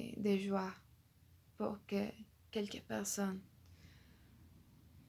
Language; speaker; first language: French; non-native, learner; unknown